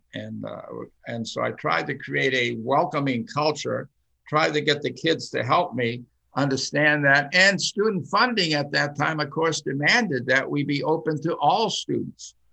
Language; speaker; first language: English; early bilingual, other home language; Finnish